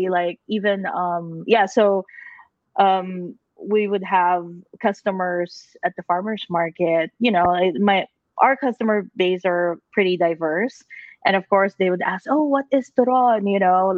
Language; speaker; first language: English; non-native, local second language; Filipino